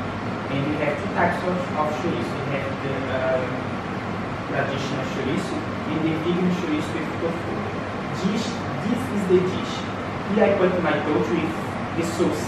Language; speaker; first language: English; non-native, learner; Portuguese